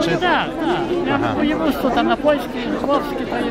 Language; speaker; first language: Polish; early bilingual, heritage; Polish